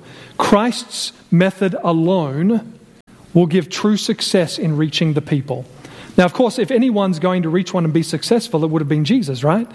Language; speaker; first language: English; native; English